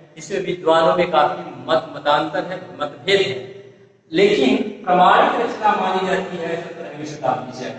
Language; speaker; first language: Hindi; native; Hindi